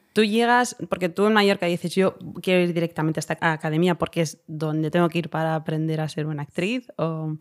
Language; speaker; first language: Spanish; native; Spanish